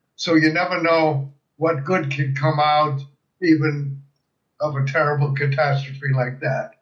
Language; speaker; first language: English; early bilingual, other home language; German